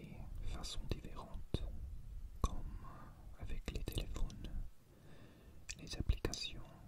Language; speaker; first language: French; non-native, learner; English